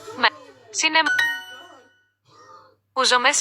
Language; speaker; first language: Greek; non-native, learner; Ukrainian